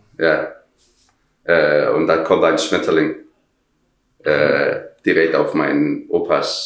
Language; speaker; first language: German; non-native, learner; Danish